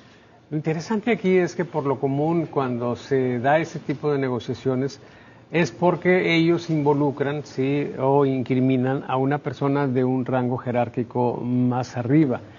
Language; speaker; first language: Spanish; native; Spanish